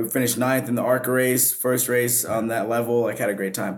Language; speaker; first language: English; native; English